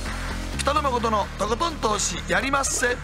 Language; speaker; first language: Japanese; native; Japanese